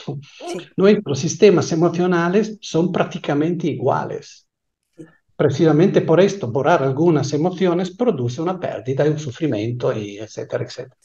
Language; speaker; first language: Spanish; non-native, fluent; Italian